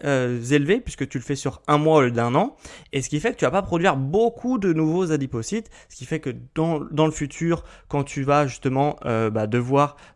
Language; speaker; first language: French; native; French